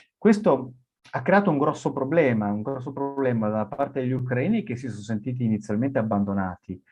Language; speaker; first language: Italian; native; Italian